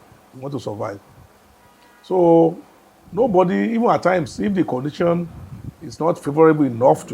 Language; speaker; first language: English; non-native, local second language; Yoruba